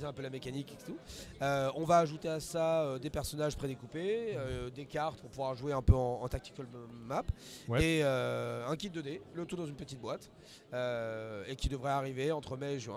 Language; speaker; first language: French; native; French